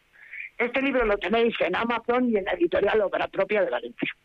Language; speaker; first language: Spanish; native; Spanish